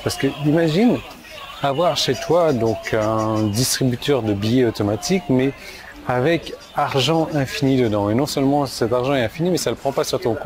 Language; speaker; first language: French; native; French